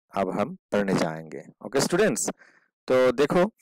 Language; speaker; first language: Hindi; non-native, local second language; Bangla